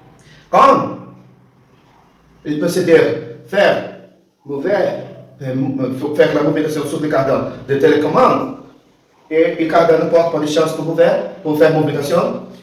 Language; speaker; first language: French; non-native, learner; Portuguese